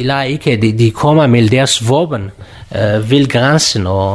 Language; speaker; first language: Danish; non-native, learner; Kurdish